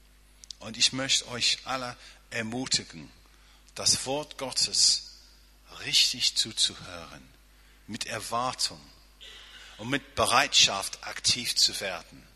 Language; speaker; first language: German; non-native, fluent; English